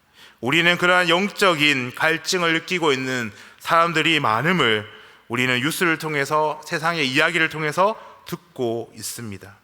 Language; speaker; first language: Korean; native; Korean